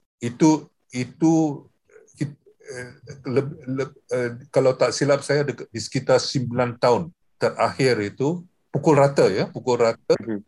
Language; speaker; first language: Malay; non-native, local second language; English